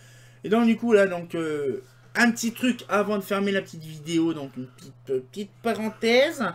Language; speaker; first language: French; native; French